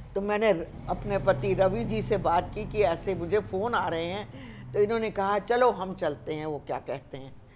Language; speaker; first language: Hindi; native; Hindi